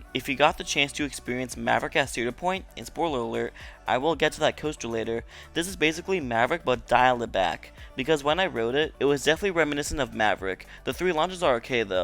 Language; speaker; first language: English; native; English